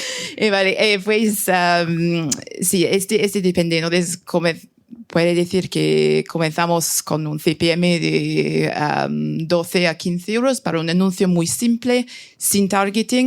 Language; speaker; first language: Spanish; non-native, fluent; French